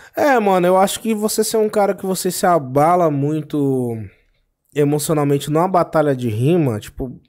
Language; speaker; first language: Portuguese; native; Portuguese